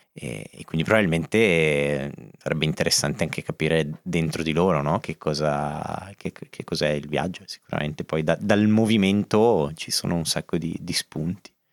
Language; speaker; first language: Italian; native; Italian